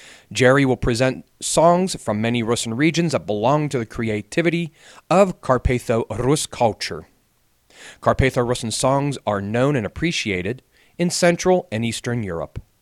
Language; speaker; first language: English; native; English